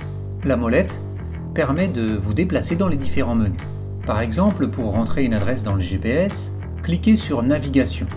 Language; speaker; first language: French; native; French